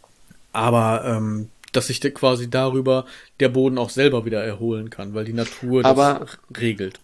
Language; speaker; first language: German; native; German